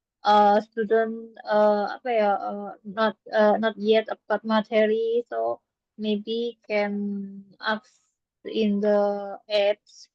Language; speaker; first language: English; non-native, learner; Indonesian